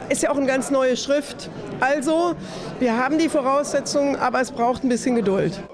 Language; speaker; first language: German; native; German